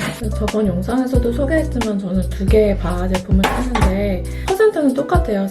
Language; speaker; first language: Korean; native; Korean